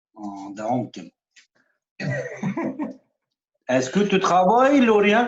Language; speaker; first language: French; non-native, learner; Kurdish